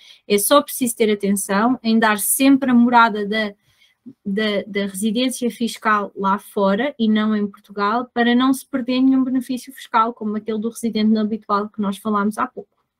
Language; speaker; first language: Portuguese; native; Portuguese